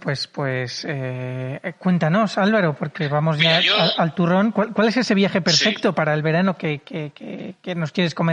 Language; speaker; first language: Spanish; native; Spanish